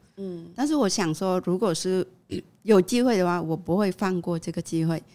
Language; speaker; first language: Chinese; non-native, fluent; Vietnamese